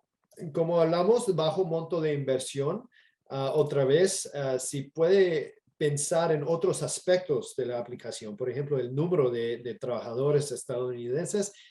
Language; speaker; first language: Spanish; non-native, fluent; English